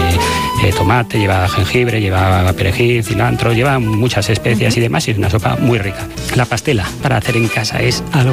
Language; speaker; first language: Spanish; native; Spanish